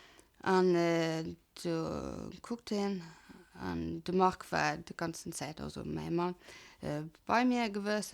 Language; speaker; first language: German; non-native, local second language; Luxembourgish